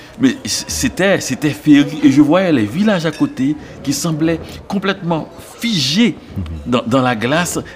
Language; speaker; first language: French; non-native, local second language; Haitian Creole